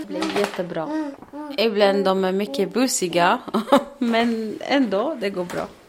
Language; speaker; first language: Swedish; non-native, learner; Arabic